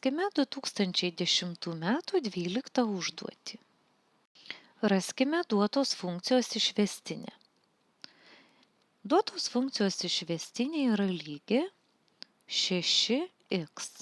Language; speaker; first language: Lithuanian; native; Lithuanian